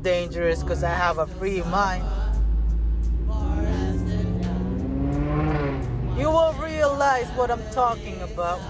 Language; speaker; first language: English; non-native, local second language; Cebuano